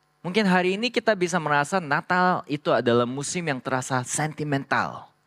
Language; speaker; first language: Indonesian; non-native, fluent; Korean